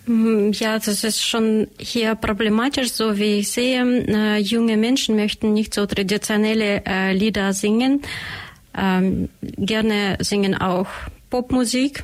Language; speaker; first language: German; non-native, learner; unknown